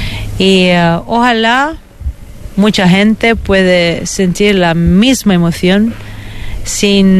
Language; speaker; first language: Spanish; non-native, fluent; Italian